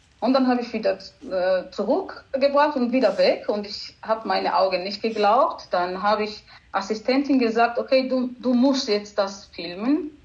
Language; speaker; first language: German; non-native, fluent; Georgian